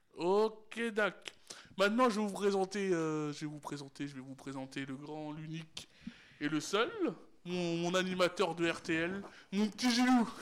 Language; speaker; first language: French; native; French